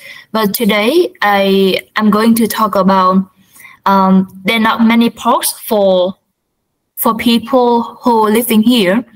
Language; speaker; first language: English; non-native, learner; Vietnamese